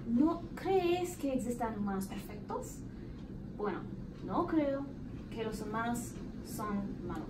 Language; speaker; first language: Spanish; non-native, learner; English